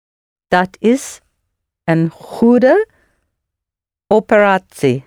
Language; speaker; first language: Dutch; non-native, learner; English